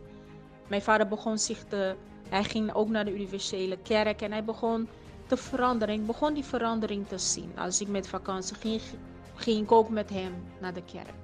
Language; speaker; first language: Dutch; non-native, fluent; Portuguese